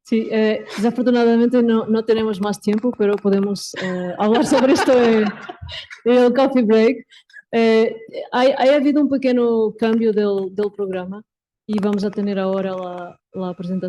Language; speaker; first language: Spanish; non-native, fluent; Portuguese